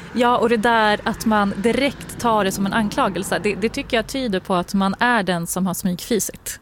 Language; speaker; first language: Swedish; native; Swedish